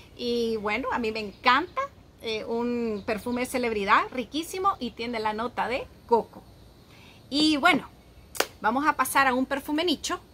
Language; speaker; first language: Spanish; native; Spanish